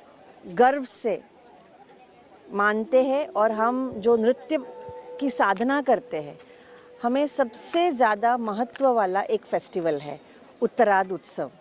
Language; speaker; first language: Hindi; non-native, local second language; Gujarati